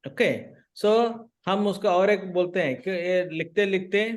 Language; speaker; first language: Hindi; non-native, local second language; Marathi